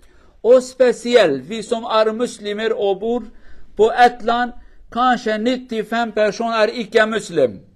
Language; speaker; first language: Norwegian; non-native, learner; Kurdish